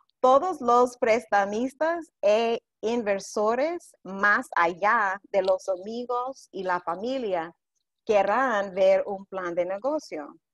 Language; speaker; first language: Spanish; non-native, fluent; English